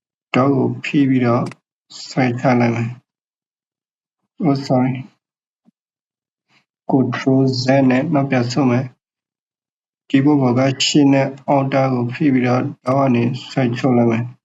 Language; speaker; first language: Burmese; native; Burmese